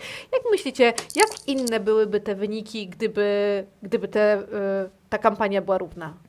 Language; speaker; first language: Polish; native; Polish